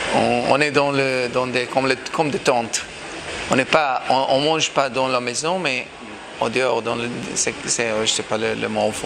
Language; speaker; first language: French; non-native, fluent; Hebrew